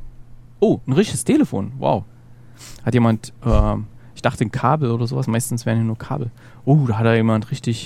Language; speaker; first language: German; native; German